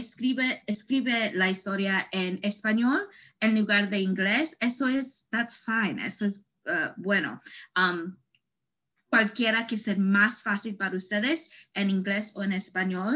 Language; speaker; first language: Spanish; early bilingual, heritage; Spanish